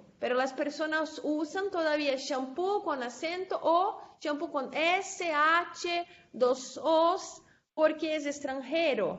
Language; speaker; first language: Spanish; non-native, fluent; Portuguese